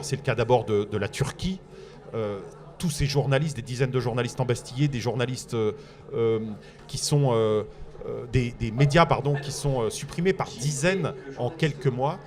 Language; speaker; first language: French; native; French